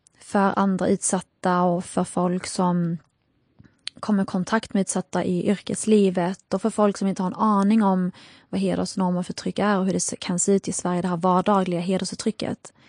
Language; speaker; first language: Swedish; early bilingual, other home language; Arabic